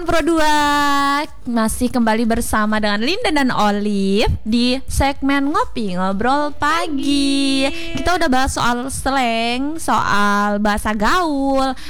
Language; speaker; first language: Indonesian; non-native, local second language; Javanese